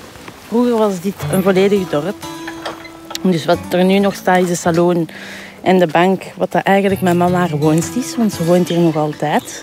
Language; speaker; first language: Dutch; native; Dutch